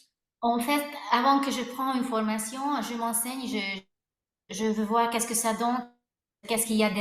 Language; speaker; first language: French; non-native, fluent; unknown